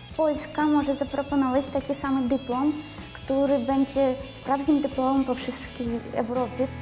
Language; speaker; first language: Polish; non-native, learner; Ukrainian